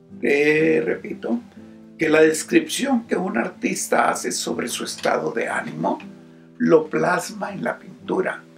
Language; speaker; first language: Spanish; native; Spanish